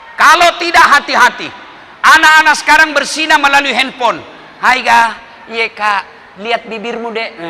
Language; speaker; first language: Indonesian; non-native, local second language; Buginese